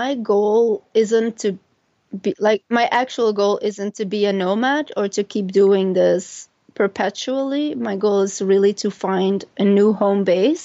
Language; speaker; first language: English; non-native, fluent; Dutch